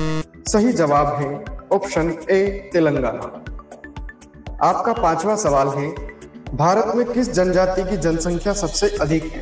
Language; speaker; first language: Hindi; native; Hindi